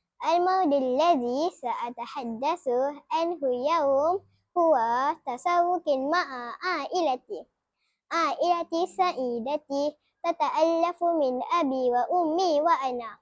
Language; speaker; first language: Arabic; non-native, learner; Malay